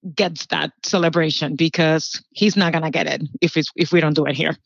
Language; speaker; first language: English; early bilingual, other home language; Spanish